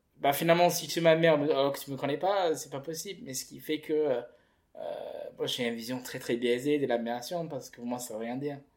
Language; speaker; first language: French; early bilingual, heritage; French